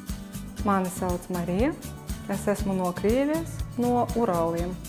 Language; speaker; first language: Latvian; non-native, learner; Russian